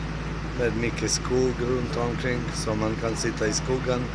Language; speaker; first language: Swedish; non-native, fluent; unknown